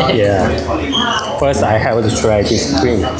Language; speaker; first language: English; non-native, learner; Korean